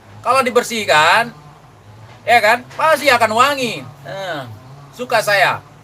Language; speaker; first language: Indonesian; non-native, local second language; Achinese